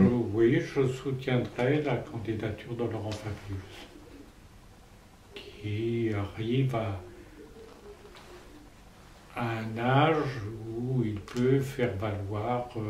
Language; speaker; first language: French; native; French